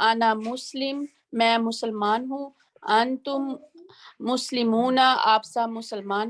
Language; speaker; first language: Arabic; non-native, learner; Urdu